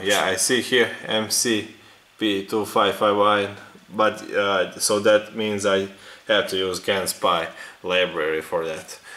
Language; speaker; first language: English; non-native, fluent; Serbian